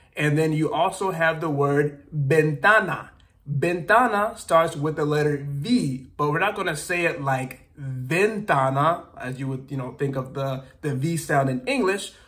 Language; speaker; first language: English; native; English